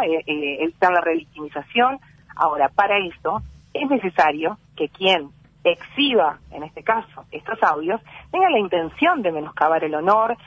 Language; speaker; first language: Spanish; native; Spanish